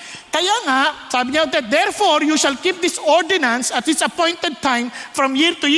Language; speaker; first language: English; non-native, local second language; Filipino